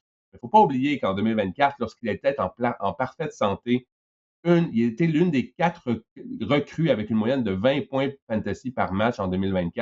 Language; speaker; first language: French; native; French